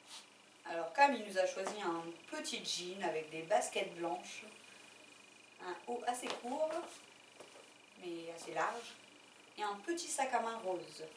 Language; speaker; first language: French; native; French